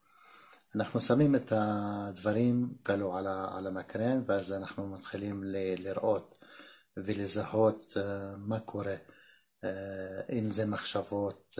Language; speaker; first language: Hebrew; non-native, local second language; Arabic